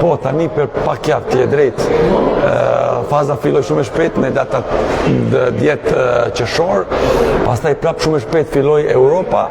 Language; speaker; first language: Albanian; non-native, learner; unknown